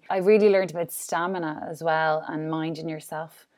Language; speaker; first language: English; native; English